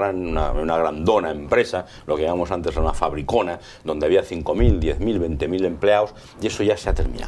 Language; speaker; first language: Spanish; native; Spanish